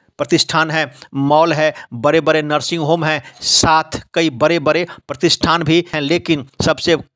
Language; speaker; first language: Hindi; native; Hindi